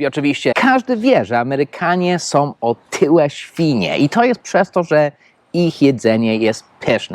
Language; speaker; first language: Polish; non-native, fluent; English